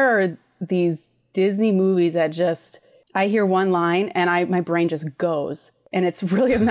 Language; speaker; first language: English; native; English